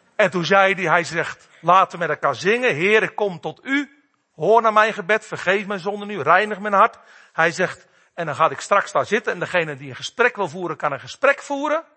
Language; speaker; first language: Dutch; native; Dutch